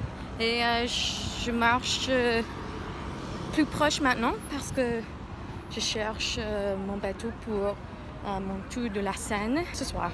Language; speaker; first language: French; non-native, learner; English